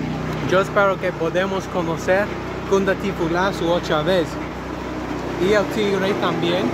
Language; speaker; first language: Spanish; non-native, learner; English